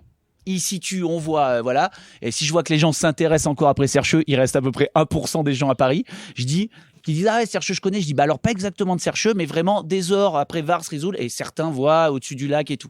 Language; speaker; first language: French; native; French